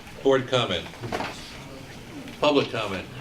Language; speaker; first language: English; native; English